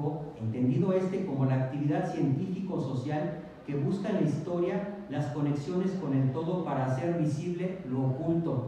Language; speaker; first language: Spanish; native; Spanish